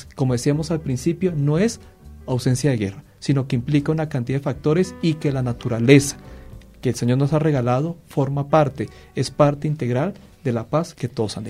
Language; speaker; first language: Spanish; native; Spanish